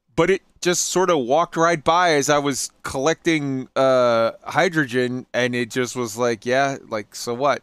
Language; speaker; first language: English; native; English